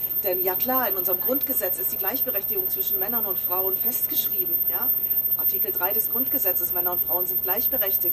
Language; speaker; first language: German; native; German